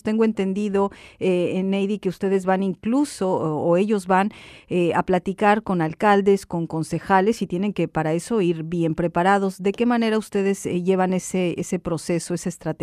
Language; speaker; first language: Spanish; native; Spanish